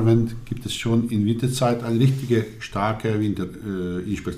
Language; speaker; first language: German; non-native, learner; Hungarian